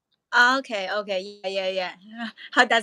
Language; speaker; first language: English; non-native, learner; Chinese